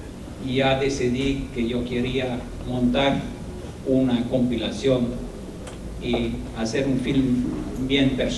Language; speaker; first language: Spanish; non-native, fluent; Dutch